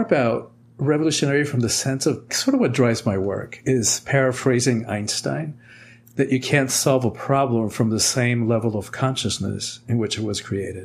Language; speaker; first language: English; early bilingual, other home language; Spanish